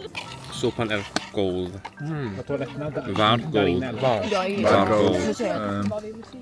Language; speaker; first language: Icelandic; non-native, learner; Cantonese